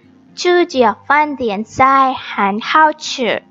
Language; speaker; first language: Chinese; non-native, fluent; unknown